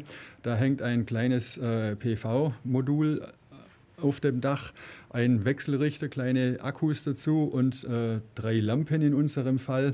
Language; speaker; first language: German; native; German